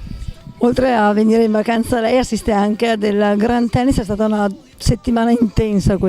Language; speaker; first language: Italian; native; Italian